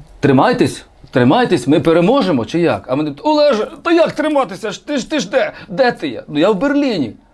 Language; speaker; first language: Ukrainian; native; Ukrainian